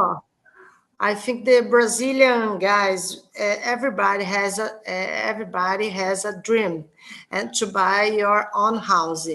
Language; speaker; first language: English; non-native, learner; Portuguese